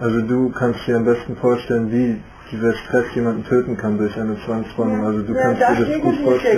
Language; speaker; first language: German; native; German